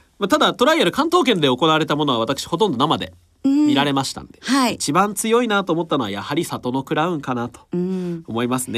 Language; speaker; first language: Japanese; native; Japanese